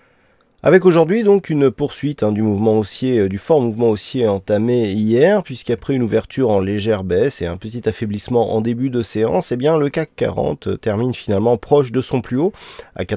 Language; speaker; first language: French; native; French